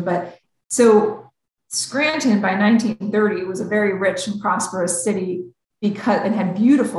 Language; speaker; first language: English; native; English